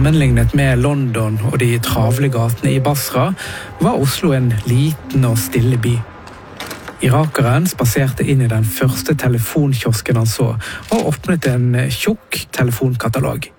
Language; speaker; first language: Norwegian; native; Norwegian